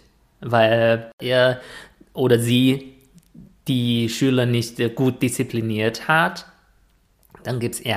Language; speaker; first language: German; non-native, fluent; Chinese